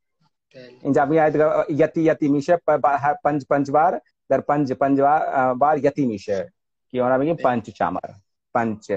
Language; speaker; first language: Persian; non-native, fluent; Hindi